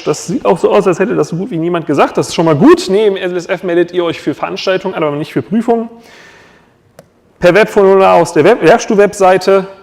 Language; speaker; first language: German; native; German